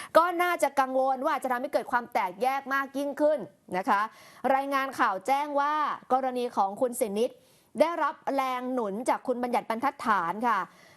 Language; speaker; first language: Thai; native; Thai